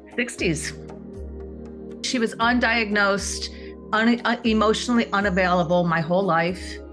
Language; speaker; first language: English; native; English